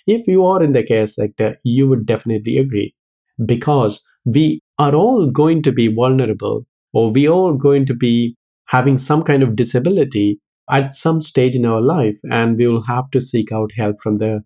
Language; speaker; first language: English; non-native, local second language; Malayalam